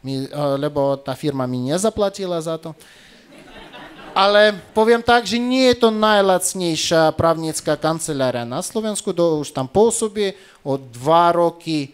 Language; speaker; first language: Slovak; non-native, fluent; Russian